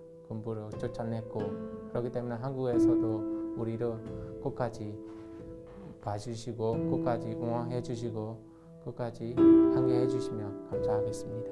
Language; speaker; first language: Korean; non-native, learner; Burmese